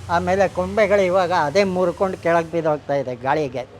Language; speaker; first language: Kannada; non-native, local second language; Telugu